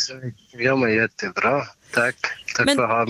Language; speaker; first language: Swedish; non-native, fluent; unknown